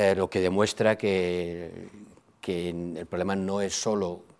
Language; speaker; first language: Spanish; non-native, local second language; Catalan